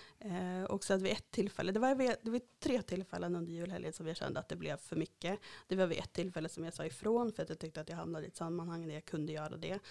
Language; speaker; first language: Swedish; native; Swedish